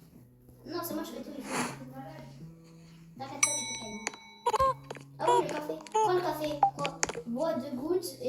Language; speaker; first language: French; native; French